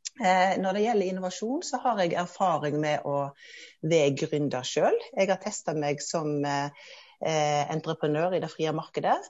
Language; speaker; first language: Norwegian; native; Norwegian